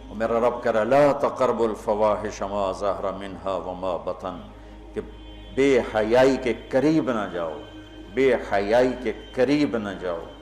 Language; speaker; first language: Urdu; non-native, local second language; Punjabi